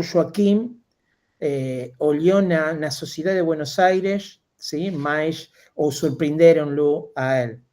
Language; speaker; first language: Portuguese; non-native, fluent; Spanish